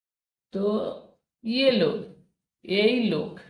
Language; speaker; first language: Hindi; non-native, fluent; Bangla